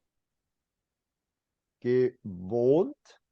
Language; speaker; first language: German; non-native, fluent; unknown